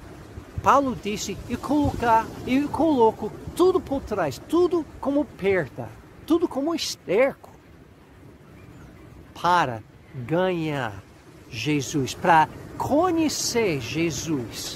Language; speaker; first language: Portuguese; non-native, fluent; English